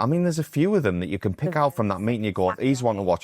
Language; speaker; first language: English; native; English